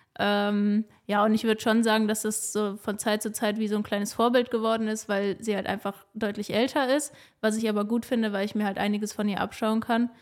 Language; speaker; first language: German; native; German